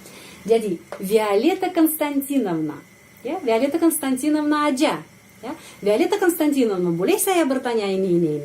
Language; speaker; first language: Indonesian; non-native, fluent; Russian